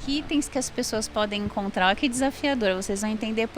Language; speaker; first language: Portuguese; native; Portuguese